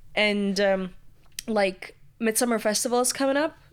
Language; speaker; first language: English; early bilingual, other home language; Latvian